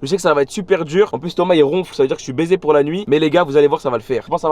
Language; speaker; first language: French; native; French